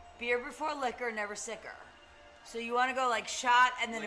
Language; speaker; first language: English; native; English